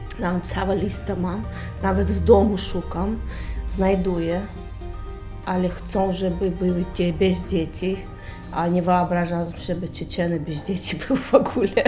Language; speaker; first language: Polish; non-native, learner; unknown